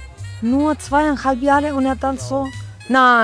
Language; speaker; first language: German; non-native, learner; Spanish